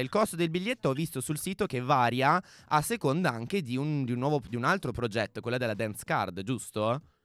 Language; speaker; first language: Italian; native; Italian